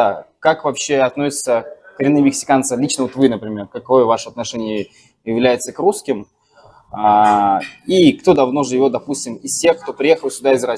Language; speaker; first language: Russian; native; Russian